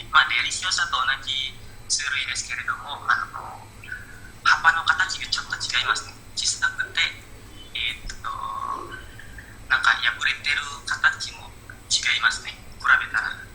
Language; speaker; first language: Japanese; non-native, learner; Indonesian